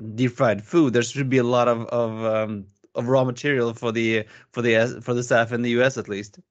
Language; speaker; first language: English; non-native, fluent; Norwegian